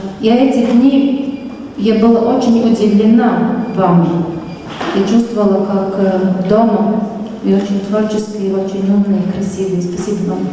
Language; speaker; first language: Russian; non-native, local second language; Latvian